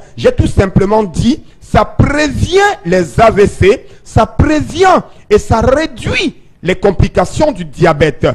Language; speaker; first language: French; non-native, local second language; Duala